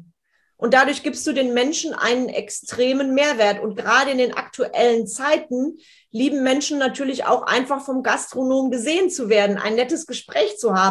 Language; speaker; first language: German; native; German